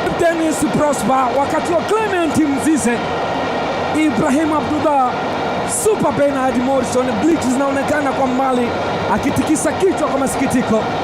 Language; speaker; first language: Swahili; native; Swahili